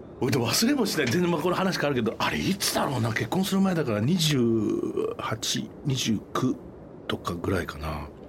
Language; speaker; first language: Japanese; native; Japanese